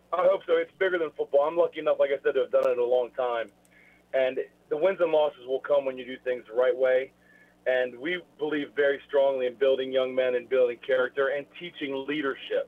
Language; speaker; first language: English; native; English